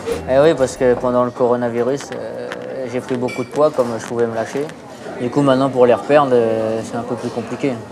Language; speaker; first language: French; native; French